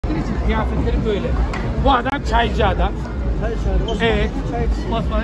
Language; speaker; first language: Turkish; native; Turkish